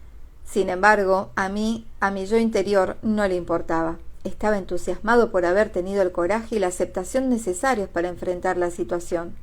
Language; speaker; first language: Spanish; native; Spanish